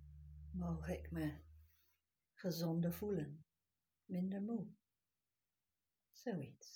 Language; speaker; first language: Dutch; non-native, fluent; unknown